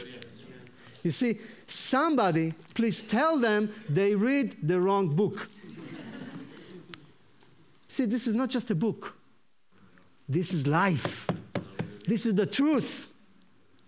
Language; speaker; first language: English; non-native, fluent; Hebrew